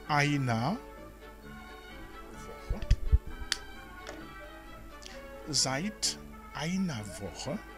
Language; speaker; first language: German; non-native, fluent; Rundi